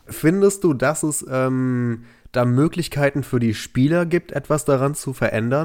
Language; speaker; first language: German; native; German